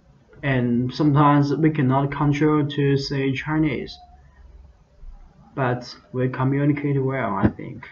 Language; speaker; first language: English; non-native, learner; Chinese